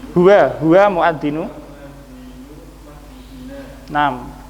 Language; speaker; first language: Arabic; non-native, fluent; Indonesian